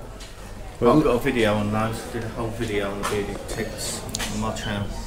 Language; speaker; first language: English; native; English